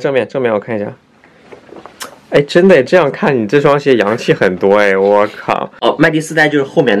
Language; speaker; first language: Chinese; native; Chinese